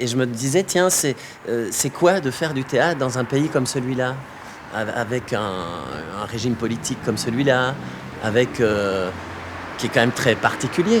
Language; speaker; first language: French; native; French